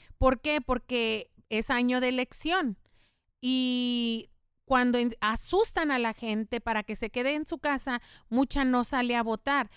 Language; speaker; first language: Spanish; native; Spanish